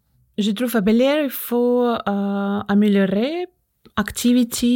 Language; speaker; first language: French; non-native, learner; Russian